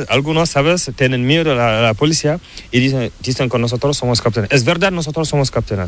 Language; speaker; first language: Spanish; non-native, learner; Fula